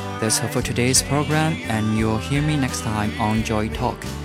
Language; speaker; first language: English; non-native, fluent; Chinese